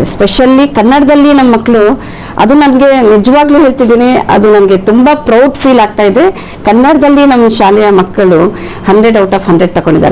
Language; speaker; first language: Kannada; non-native, local second language; Urdu